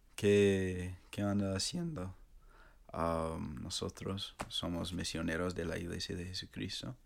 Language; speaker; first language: Spanish; non-native, fluent; English